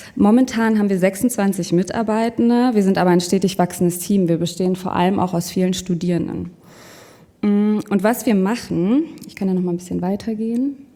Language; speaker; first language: German; non-native, fluent; French